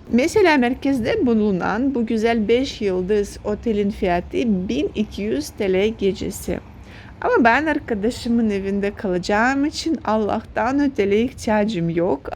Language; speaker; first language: Turkish; non-native, fluent; Russian